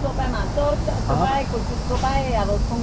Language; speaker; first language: Spanish; native; Spanish